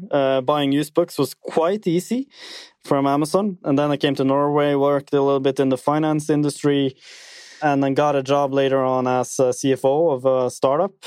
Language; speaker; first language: English; non-native, fluent; Norwegian